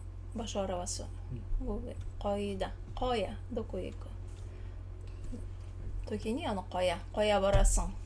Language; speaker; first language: Japanese; non-native, learner; Tatar